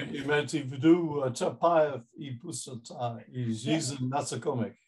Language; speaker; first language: Russian; non-native, fluent; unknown